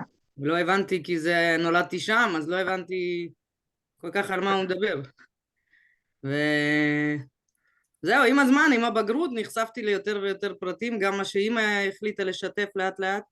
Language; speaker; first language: Hebrew; early bilingual, other home language; Russian